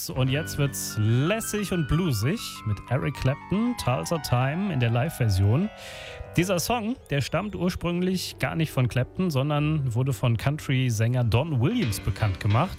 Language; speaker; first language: German; native; German